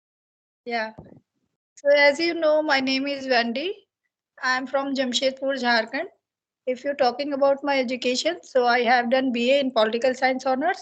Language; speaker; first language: English; non-native, learner; Hindi